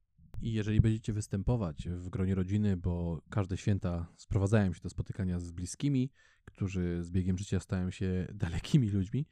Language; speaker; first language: Polish; native; Polish